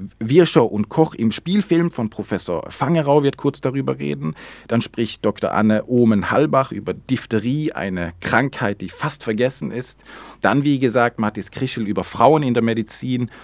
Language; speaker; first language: German; non-native, fluent; Swedish